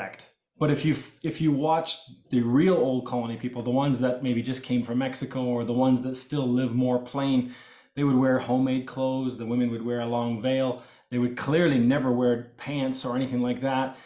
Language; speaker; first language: English; native; English